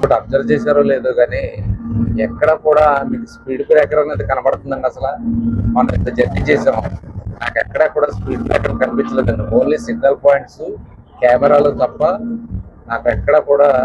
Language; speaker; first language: Telugu; native; Telugu